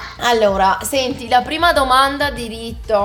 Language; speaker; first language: Italian; native; Italian